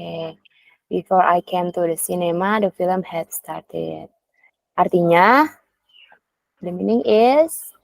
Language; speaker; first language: English; non-native, learner; Indonesian